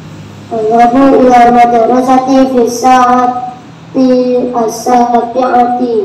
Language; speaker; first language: Arabic; non-native, learner; Indonesian